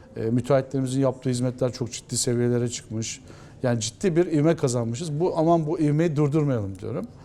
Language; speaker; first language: Turkish; native; Turkish